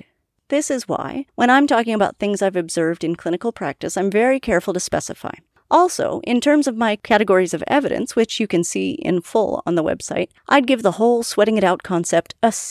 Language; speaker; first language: English; native; English